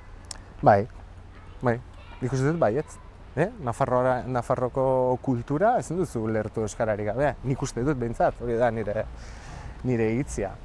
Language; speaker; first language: Basque; non-native, fluent; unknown